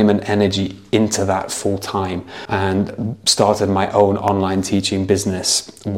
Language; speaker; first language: English; native; English